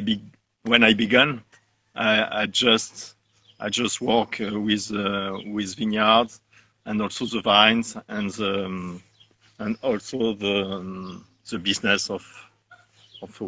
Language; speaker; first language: English; non-native, learner; French